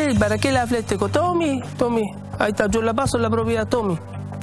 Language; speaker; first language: Spanish; non-native, learner; Arabic